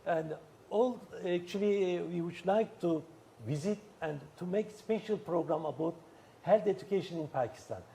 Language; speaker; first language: English; non-native, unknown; Turkish